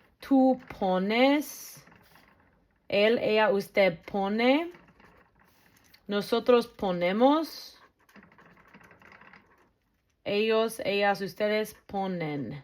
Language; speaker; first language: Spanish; non-native, fluent; English